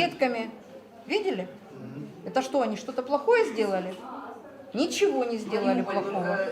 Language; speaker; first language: Russian; native; Russian